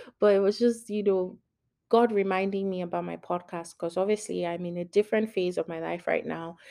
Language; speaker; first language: English; non-native, local second language; Yoruba